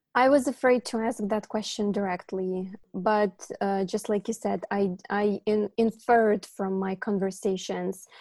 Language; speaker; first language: English; non-native, fluent; Ukrainian